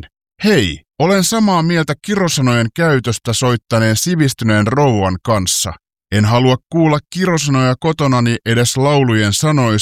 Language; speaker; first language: Finnish; native; Finnish